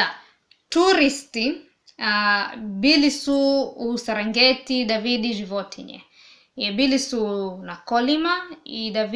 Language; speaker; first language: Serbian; non-native, learner; English